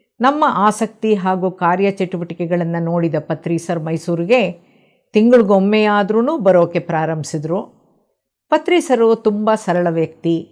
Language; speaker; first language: Kannada; non-native, local second language; Telugu